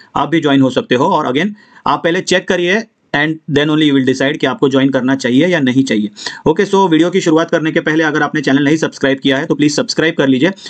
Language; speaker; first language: Hindi; non-native, local second language; Marathi